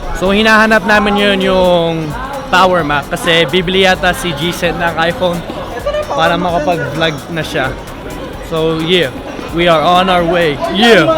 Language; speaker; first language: Filipino; native; Filipino